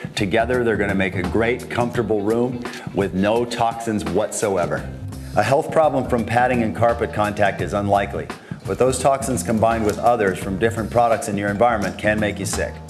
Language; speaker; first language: English; native; English